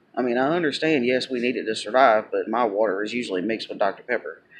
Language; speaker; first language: English; native; English